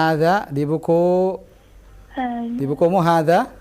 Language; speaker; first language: Indonesian; native; Indonesian